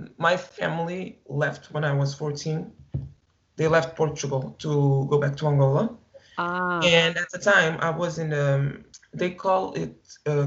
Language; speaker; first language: English; non-native, fluent; Portuguese